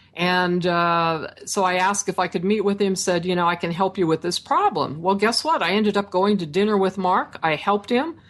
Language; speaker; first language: English; native; English